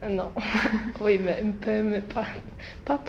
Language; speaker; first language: French; non-native, learner; Swedish